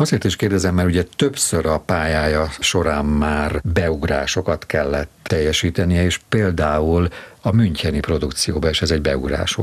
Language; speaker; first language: Hungarian; native; Hungarian